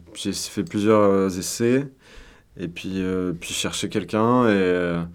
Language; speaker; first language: French; native; French